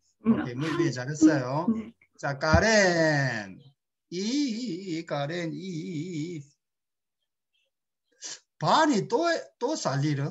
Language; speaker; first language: Spanish; non-native, learner; Korean